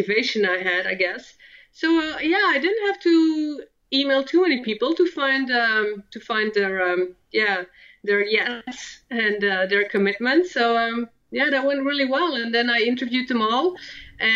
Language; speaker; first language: English; non-native, fluent; Dutch